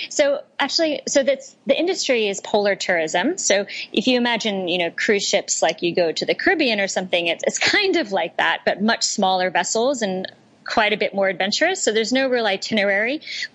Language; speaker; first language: English; native; English